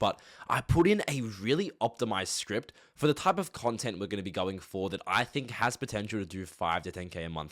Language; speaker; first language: English; native; English